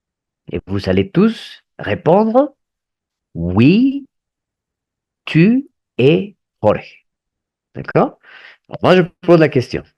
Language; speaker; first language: French; non-native, fluent; Spanish